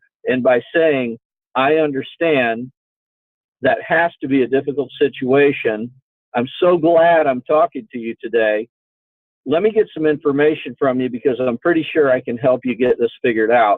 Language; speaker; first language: English; native; English